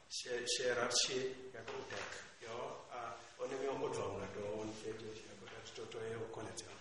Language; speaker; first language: Czech; non-native, learner; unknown